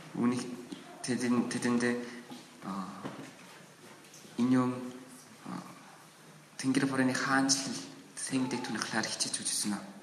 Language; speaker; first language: Mongolian; non-native, learner; Korean